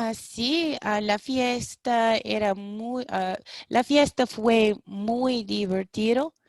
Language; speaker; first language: Spanish; non-native, learner; English